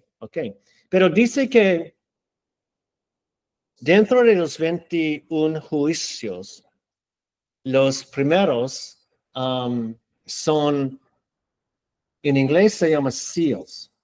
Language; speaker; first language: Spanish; non-native, learner; English